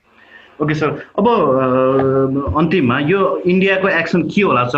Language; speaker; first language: Nepali; native; Nepali